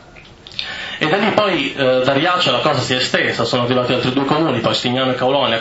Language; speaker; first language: Italian; native; Italian